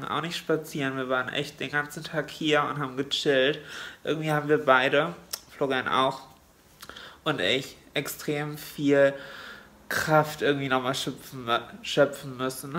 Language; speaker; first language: German; native; German